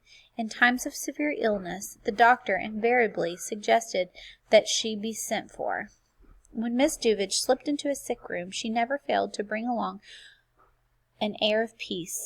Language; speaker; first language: English; native; English